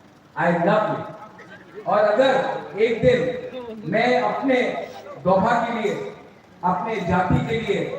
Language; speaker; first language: Hindi; non-native, local second language; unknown